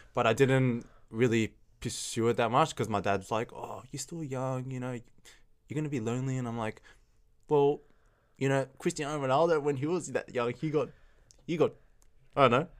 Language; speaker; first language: English; early bilingual, other home language; Chinese